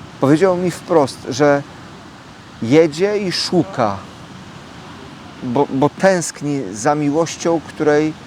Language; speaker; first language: Polish; native; Polish